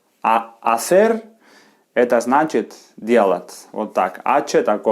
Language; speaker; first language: Russian; non-native, fluent; Spanish